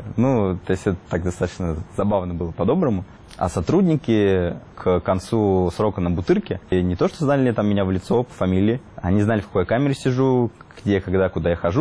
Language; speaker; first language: Russian; native; Russian